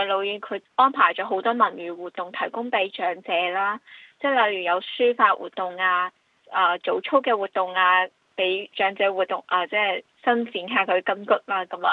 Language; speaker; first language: Chinese; non-native, local second language; Cantonese